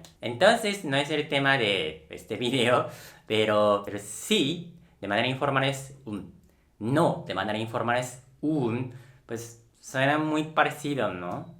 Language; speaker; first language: Spanish; non-native, local second language; Japanese